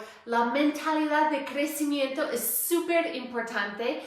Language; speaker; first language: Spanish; non-native, fluent; English